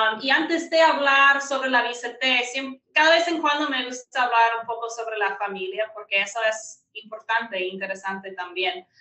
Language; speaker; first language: Spanish; non-native, fluent; English